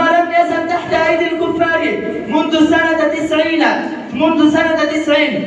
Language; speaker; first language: Arabic; non-native, learner; Bangla